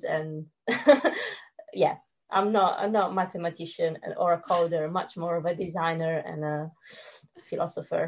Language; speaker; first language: English; non-native, fluent; Italian